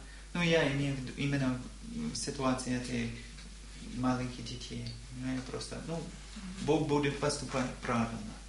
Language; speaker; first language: Russian; non-native, learner; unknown